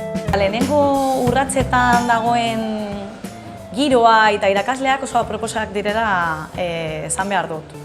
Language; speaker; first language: Basque; non-native, local second language; Spanish